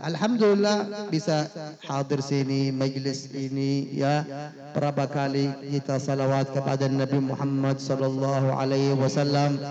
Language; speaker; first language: Indonesian; non-native, fluent; Arabic